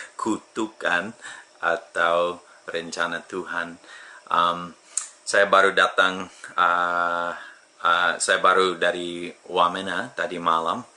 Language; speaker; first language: Indonesian; non-native, fluent; English